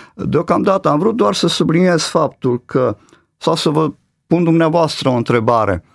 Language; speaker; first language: Romanian; native; Romanian